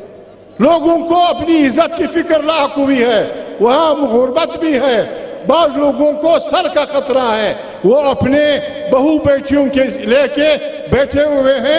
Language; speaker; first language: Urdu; non-native, local second language; Pashto